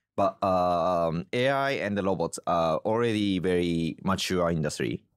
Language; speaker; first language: English; non-native, fluent; Japanese